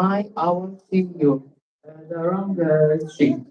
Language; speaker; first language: English; non-native, learner; Arabic